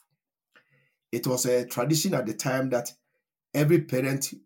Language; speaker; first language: English; non-native, local second language; Akan